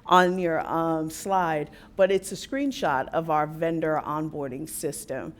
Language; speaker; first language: English; native; English